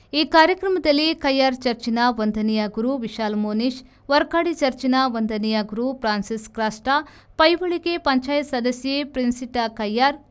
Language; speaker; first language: Kannada; native; Kannada